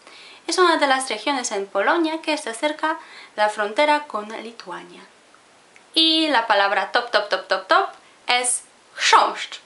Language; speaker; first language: Spanish; non-native, fluent; Polish